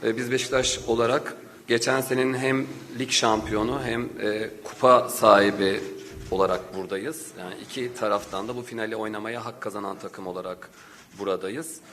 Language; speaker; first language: Turkish; native; Turkish